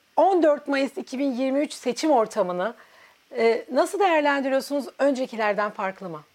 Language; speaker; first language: Turkish; native; Turkish